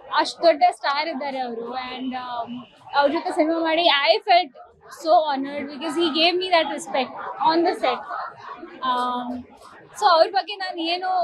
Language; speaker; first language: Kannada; non-native, learner; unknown